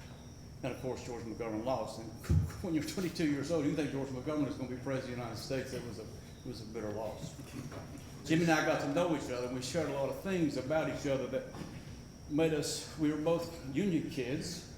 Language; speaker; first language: English; native; English